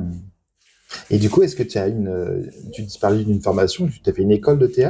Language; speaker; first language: French; native; French